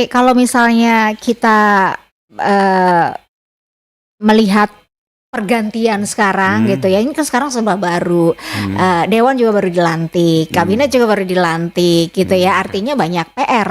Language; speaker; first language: Indonesian; native; Indonesian